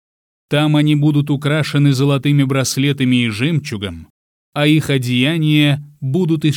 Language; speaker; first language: Russian; native; Russian